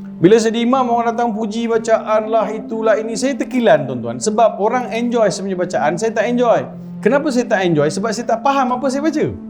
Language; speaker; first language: Malay; non-native, local second language; Tamil